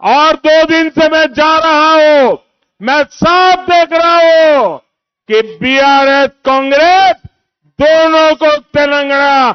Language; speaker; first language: Hindi; non-native, local second language; Gujarati